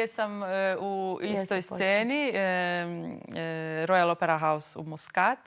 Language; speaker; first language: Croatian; non-native, local second language; Albanian